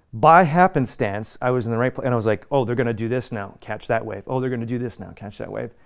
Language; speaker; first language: English; native; English